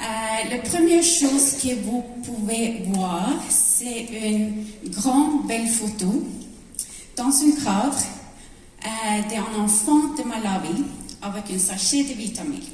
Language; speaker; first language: French; non-native, learner; Norwegian